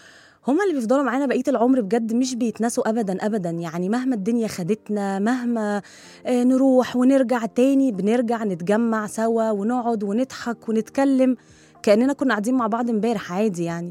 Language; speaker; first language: Arabic; native; Arabic